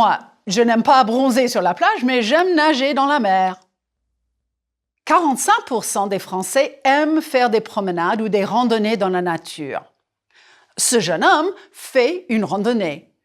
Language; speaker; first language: French; non-native, fluent; English